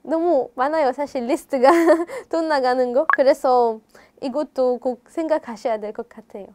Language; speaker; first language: Korean; non-native, fluent; Arabic